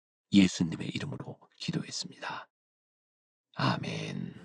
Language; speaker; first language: Korean; native; Korean